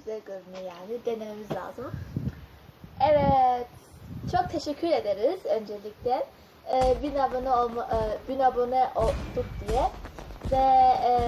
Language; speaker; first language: Turkish; early bilingual, heritage; Turkish